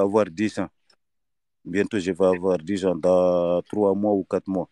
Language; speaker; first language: French; non-native, learner; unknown